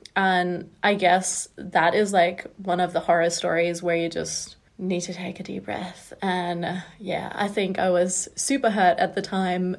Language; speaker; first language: English; non-native, fluent; German